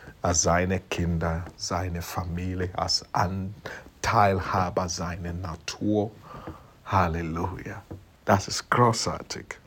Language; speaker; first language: German; non-native, fluent; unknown